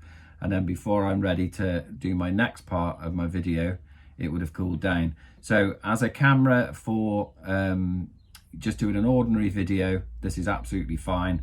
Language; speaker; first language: English; native; English